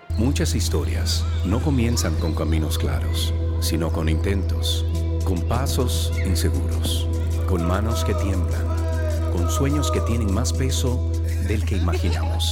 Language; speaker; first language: Spanish; native; Spanish